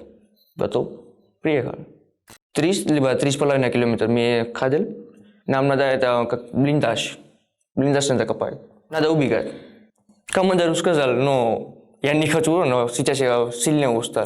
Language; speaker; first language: Russian; non-native, learner; Gujarati